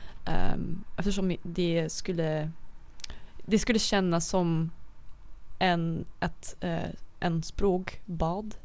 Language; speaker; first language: Swedish; non-native, fluent; Dutch